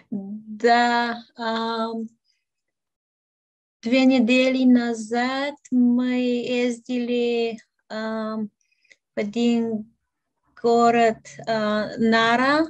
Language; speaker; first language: Russian; non-native, learner; Bulgarian